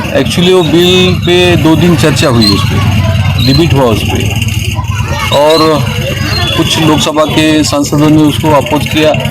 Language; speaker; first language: Hindi; non-native, local second language; Marathi